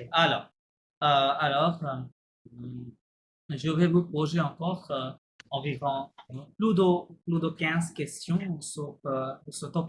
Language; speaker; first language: French; non-native, fluent; Bangla